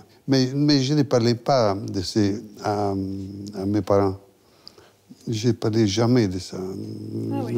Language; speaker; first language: French; non-native, fluent; Italian